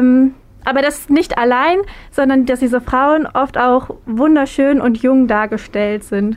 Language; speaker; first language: German; native; German